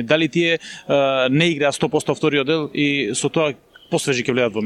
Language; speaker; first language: Macedonian; native; Macedonian